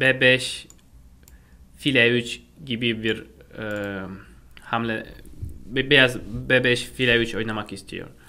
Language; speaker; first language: Turkish; non-native, fluent; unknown